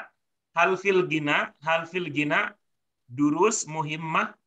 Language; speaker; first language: Arabic; non-native, learner; Indonesian